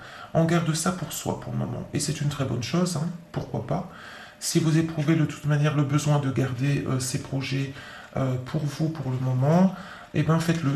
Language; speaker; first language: French; native; French